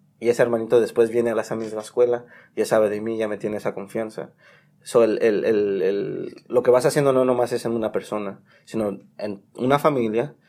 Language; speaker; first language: Spanish; early bilingual, heritage; Spanish